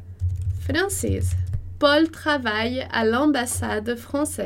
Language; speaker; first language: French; non-native, fluent; Portuguese